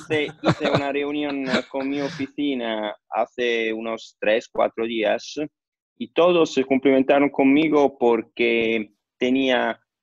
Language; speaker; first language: Spanish; non-native, fluent; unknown